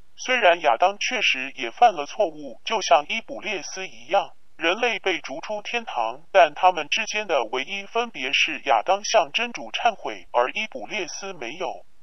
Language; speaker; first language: Chinese; non-native, local second language; Cantonese